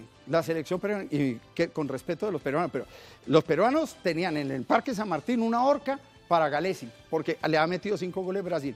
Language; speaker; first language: Spanish; native; Spanish